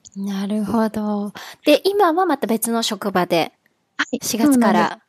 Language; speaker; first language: Japanese; native; Japanese